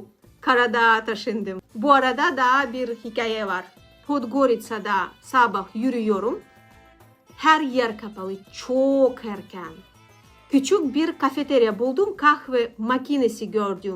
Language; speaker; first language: Turkish; non-native, learner; Russian